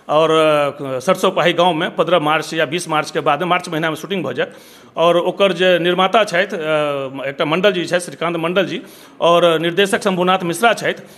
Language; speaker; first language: Maithili; native; Maithili